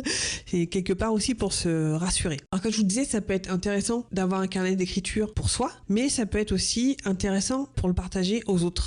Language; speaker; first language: French; native; French